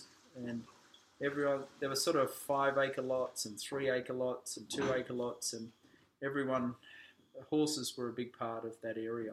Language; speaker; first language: English; native; English